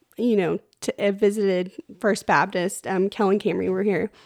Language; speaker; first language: English; native; English